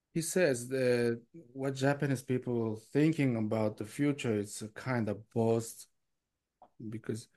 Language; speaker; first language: English; non-native, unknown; Korean